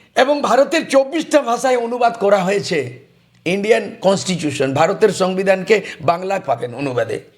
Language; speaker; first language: Bangla; non-native, local second language; Santali